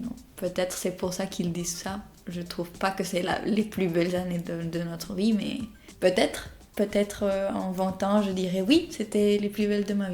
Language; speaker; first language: French; non-native, fluent; Spanish